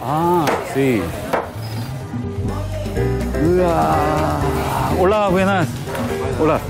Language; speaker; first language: Spanish; non-native, learner; Korean